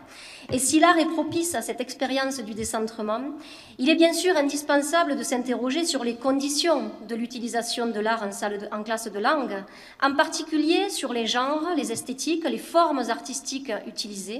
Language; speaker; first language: French; native; French